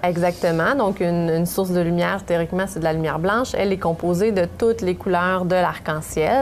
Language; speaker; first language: French; native; French